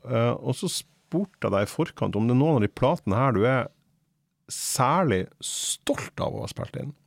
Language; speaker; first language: Norwegian; native; Norwegian